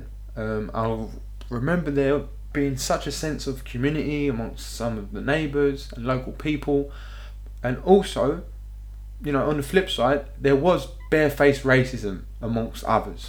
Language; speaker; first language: English; native; English